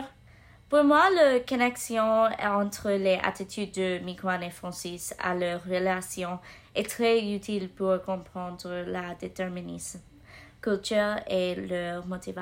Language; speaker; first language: French; non-native, learner; English